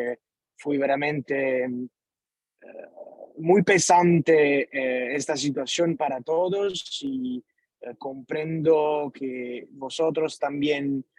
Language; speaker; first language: Spanish; non-native, learner; Italian